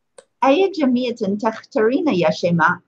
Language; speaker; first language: Arabic; non-native, fluent; English